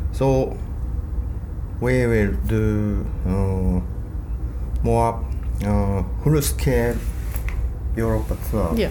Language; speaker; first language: English; non-native, learner; Japanese